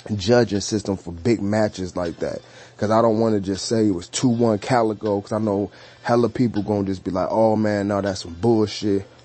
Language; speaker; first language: English; native; English